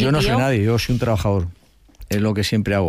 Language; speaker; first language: Spanish; native; Spanish